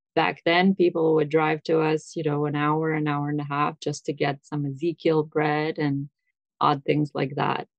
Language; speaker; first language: English; early bilingual, other home language; Russian